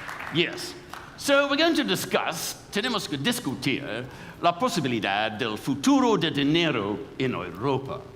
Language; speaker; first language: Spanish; non-native, fluent; English